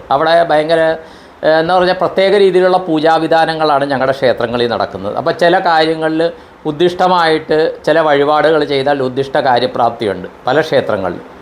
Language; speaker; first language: Malayalam; non-native, local second language; Konkani